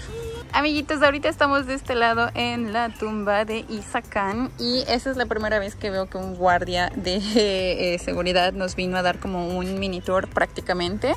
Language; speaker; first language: Spanish; native; Spanish